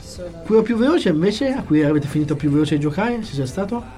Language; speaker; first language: Italian; native; Italian